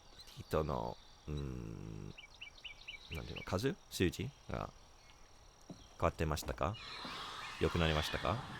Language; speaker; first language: Japanese; non-native, learner; English